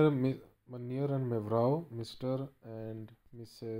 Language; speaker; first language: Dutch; non-native, learner; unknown